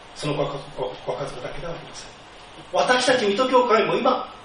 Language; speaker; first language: Japanese; native; Japanese